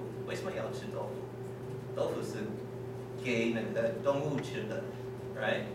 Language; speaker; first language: Chinese; non-native, learner; English